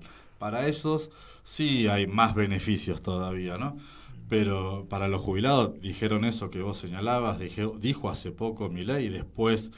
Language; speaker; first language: Spanish; native; Spanish